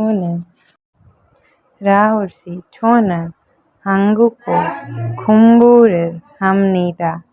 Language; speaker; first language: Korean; non-native, fluent; Hindi